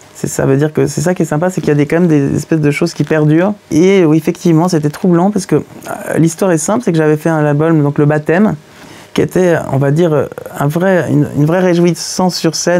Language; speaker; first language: French; native; French